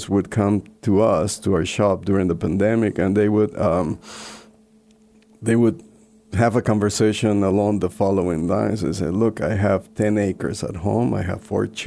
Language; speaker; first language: English; non-native, fluent; Spanish